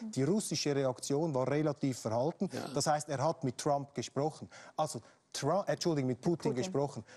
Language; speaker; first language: German; native; German